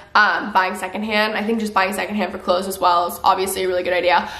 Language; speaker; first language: English; native; English